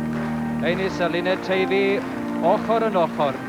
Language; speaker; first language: Welsh; native; Welsh